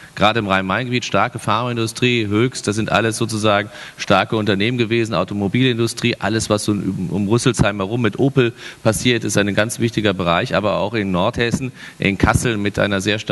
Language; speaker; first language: German; native; German